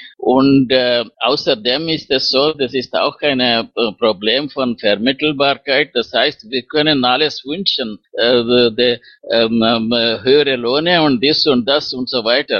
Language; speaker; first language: German; non-native, fluent; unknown